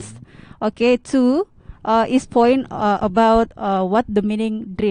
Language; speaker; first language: English; non-native, learner; Indonesian